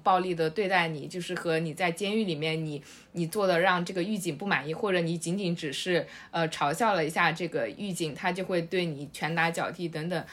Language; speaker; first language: Chinese; native; Chinese